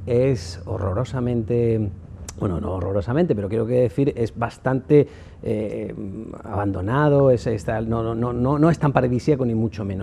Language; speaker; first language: Spanish; native; Spanish